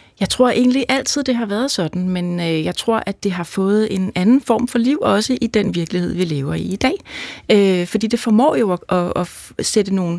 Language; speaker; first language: Danish; native; Danish